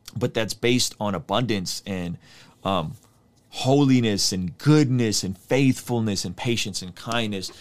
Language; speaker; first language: English; early bilingual, other home language; Russian